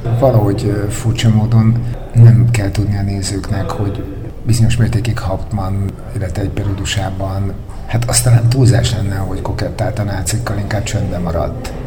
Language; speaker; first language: Hungarian; native; Hungarian